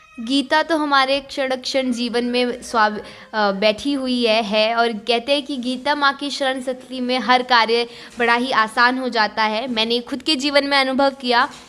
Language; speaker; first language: Hindi; native; Hindi